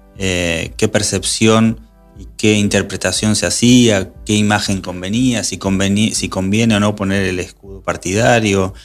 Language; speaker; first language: Spanish; native; Spanish